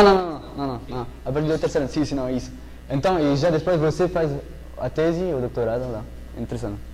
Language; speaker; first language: Portuguese; non-native, learner; French